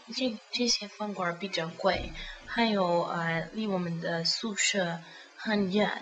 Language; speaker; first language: Chinese; non-native, learner; English